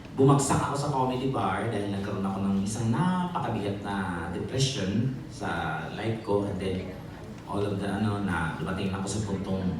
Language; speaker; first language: Filipino; native; Filipino